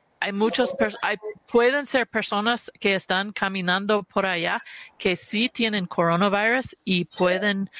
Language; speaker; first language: Spanish; early bilingual, heritage; Spanish